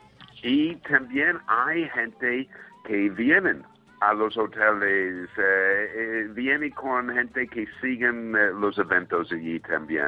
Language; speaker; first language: Spanish; non-native, fluent; English